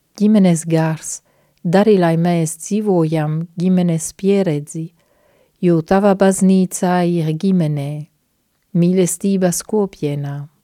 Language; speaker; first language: Latvian; non-native, fluent; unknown